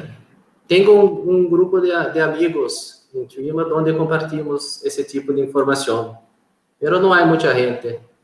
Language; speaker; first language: Spanish; non-native, fluent; Portuguese